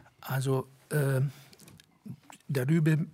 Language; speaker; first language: German; non-native, fluent; Italian